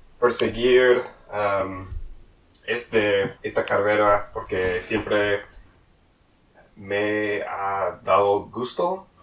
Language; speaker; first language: Spanish; non-native, learner; English